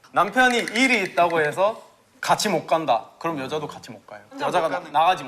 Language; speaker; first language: Korean; non-native, fluent; Arabic